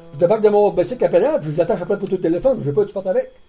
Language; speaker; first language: French; native; French